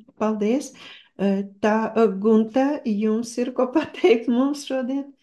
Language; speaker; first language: Latvian; non-native, local second language; Russian